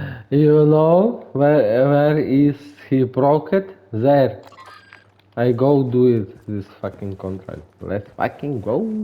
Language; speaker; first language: English; non-native, learner; Ukrainian